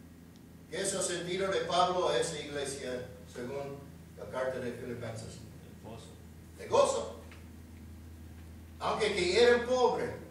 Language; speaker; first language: Spanish; non-native, fluent; English